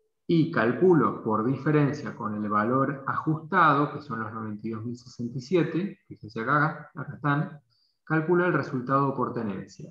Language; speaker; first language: Spanish; native; Spanish